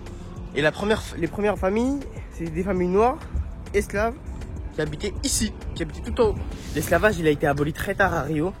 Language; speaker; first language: French; native; French